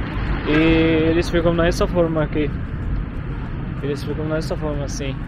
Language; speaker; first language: Portuguese; non-native, fluent; Arabic